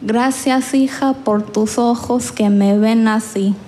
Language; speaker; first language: Spanish; early bilingual, other home language; English